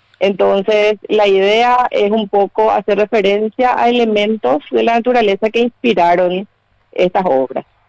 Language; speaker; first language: Spanish; native; Spanish